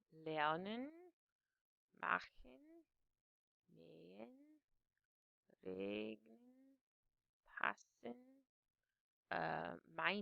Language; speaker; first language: German; non-native, fluent; English